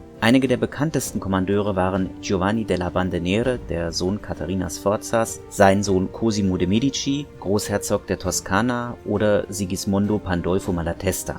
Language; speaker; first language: German; native; German